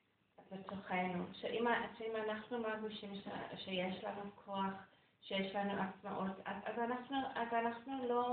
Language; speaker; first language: Hebrew; non-native, learner; English